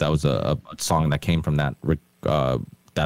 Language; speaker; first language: English; native; English